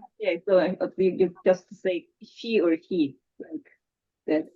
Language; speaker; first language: English; non-native, learner; Korean